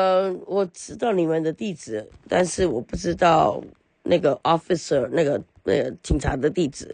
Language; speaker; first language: Chinese; early bilingual, heritage; Chinese